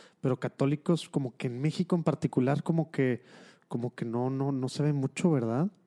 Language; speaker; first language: Spanish; native; Spanish